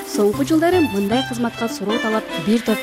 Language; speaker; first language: Kyrgyz; native; Kyrgyz